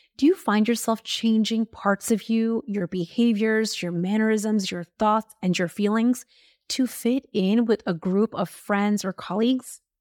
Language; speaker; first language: English; early bilingual, other home language; Hindi